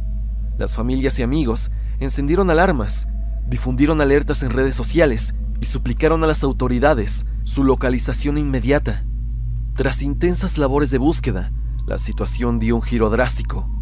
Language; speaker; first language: Spanish; native; Spanish